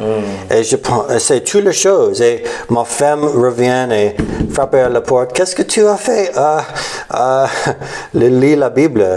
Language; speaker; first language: French; non-native, learner; English